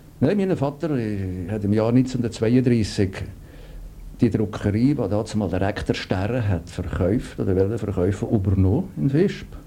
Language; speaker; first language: German; native; German